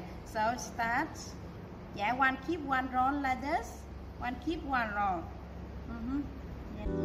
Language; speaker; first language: English; non-native, learner; Vietnamese